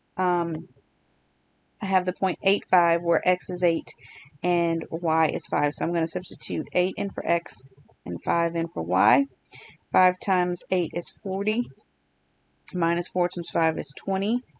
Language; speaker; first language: English; native; English